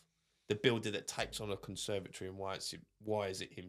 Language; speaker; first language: English; native; English